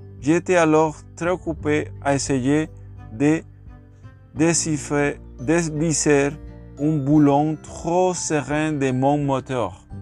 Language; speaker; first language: French; non-native, learner; Spanish